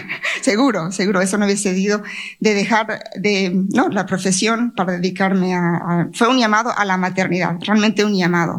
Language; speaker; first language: Spanish; native; Spanish